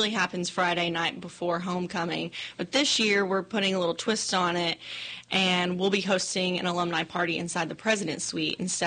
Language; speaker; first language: English; native; English